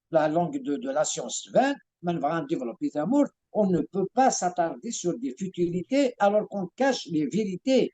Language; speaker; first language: French; non-native, local second language; Kabyle